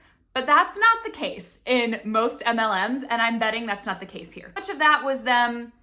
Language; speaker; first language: English; native; English